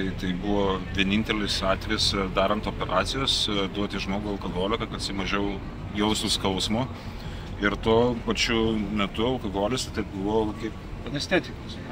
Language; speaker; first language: Lithuanian; native; Lithuanian